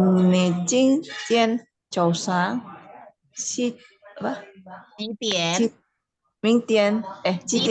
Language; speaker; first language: Chinese; non-native, learner; Indonesian